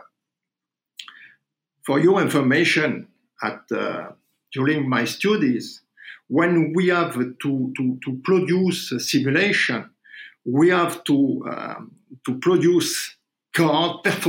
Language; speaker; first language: English; non-native, learner; French